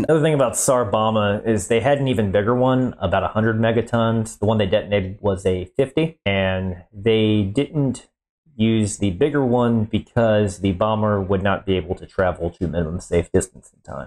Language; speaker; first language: English; native; English